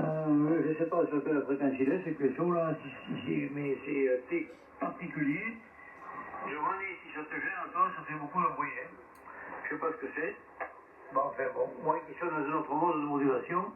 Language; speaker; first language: French; native; French